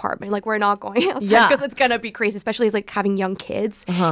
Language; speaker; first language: English; non-native, fluent; Spanish